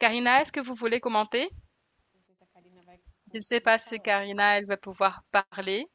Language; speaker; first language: French; non-native, fluent; Portuguese